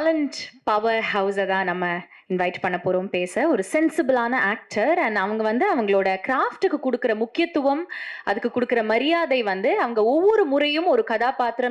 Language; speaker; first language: Tamil; native; Tamil